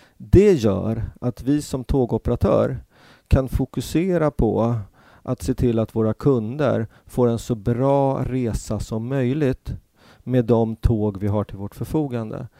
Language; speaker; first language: Swedish; native; Swedish